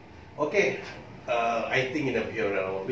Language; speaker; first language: English; non-native, learner; Indonesian